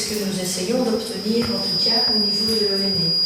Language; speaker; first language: French; native; French